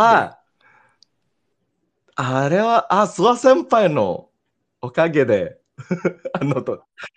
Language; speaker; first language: Japanese; non-native, learner; Indonesian